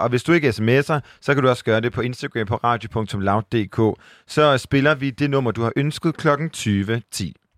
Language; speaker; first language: Danish; native; Danish